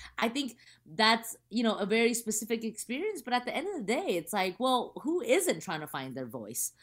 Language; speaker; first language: English; early bilingual, other home language; Chinese